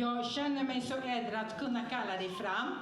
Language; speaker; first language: Swedish; non-native, fluent; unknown